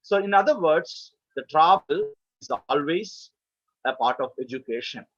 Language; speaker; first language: English; non-native, local second language; Malayalam